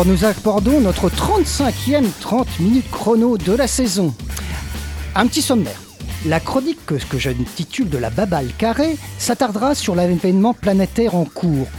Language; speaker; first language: French; native; French